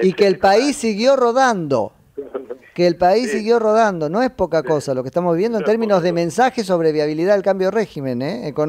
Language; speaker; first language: Spanish; native; Spanish